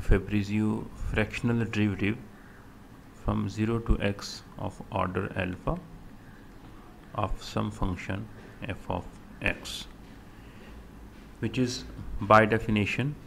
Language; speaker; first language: English; non-native, local second language; Urdu